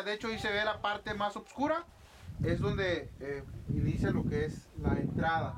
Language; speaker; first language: Spanish; native; Spanish